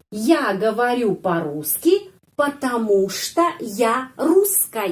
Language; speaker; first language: Russian; non-native, fluent; Indonesian